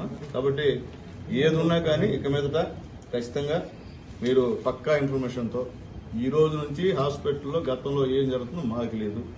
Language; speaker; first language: Telugu; native; Telugu